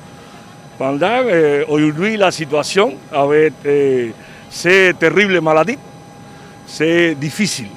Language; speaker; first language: French; non-native, learner; Spanish